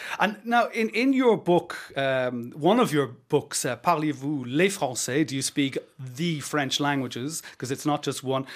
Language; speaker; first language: English; native; English